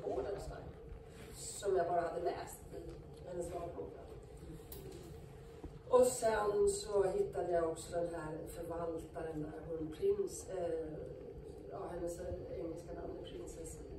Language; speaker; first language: Swedish; native; Swedish